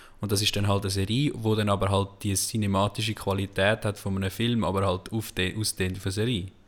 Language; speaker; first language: German; native; German